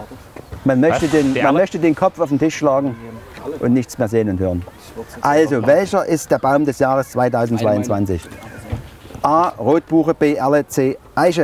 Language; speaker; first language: German; native; German